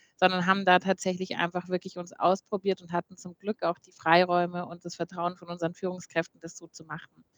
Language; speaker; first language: German; native; German